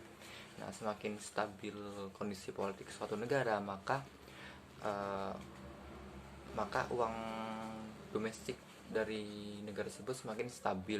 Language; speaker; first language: Indonesian; native; Indonesian